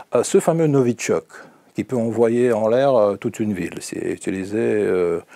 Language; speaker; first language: French; non-native, fluent; Russian